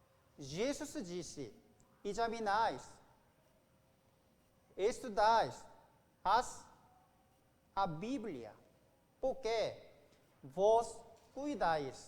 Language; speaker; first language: Portuguese; non-native, fluent; Korean